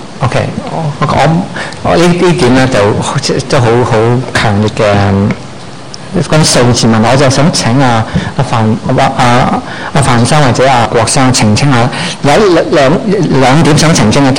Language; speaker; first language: Cantonese; native; Cantonese